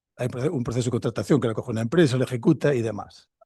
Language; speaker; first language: Spanish; native; Spanish